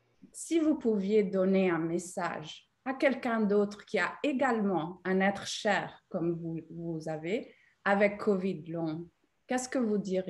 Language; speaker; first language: French; non-native, fluent; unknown